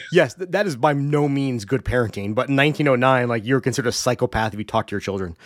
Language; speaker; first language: English; native; English